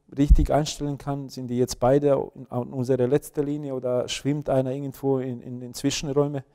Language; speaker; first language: German; non-native, fluent; Bosnian